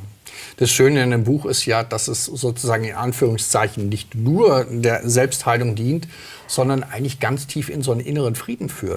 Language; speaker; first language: German; native; German